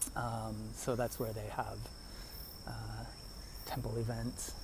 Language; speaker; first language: English; native; English